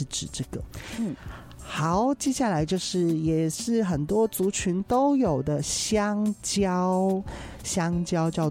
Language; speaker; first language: Chinese; non-native, local second language; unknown